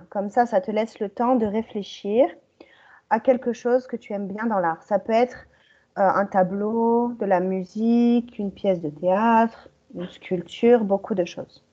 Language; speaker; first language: French; native; French